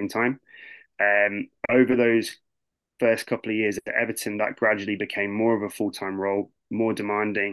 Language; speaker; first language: English; native; English